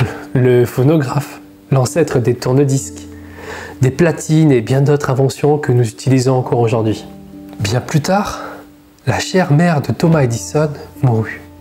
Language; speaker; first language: French; native; French